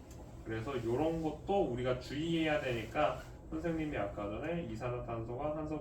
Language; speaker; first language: Korean; native; Korean